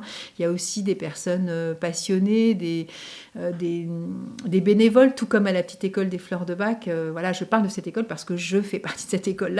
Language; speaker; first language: French; native; French